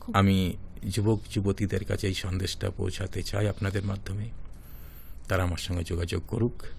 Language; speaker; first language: Bangla; native; Bangla